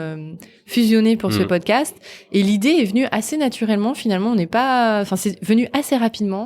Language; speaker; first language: French; native; French